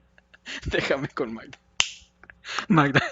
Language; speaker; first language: Spanish; native; Spanish